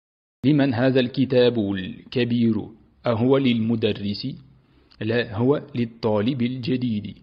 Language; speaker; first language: Arabic; non-native, fluent; Uzbek